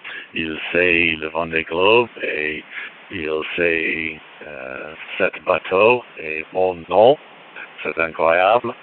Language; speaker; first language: French; non-native, learner; English